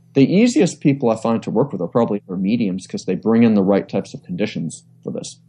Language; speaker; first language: English; native; English